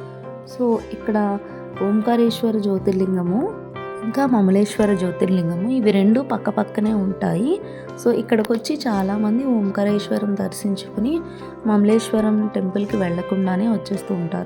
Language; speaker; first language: Telugu; native; Telugu